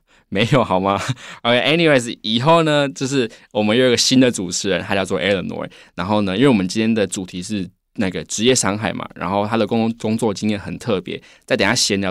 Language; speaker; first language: Chinese; native; Chinese